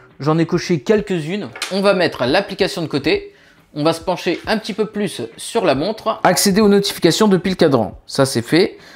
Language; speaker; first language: French; native; French